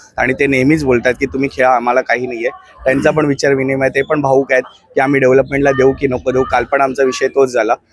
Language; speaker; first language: Marathi; native; Marathi